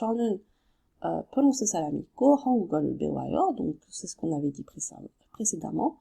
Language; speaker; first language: French; native; French